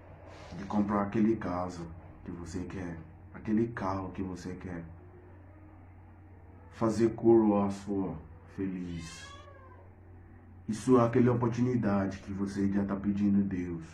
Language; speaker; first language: Portuguese; non-native, fluent; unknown